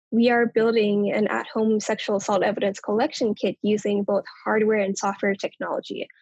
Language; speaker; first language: English; non-native, local second language; Nepali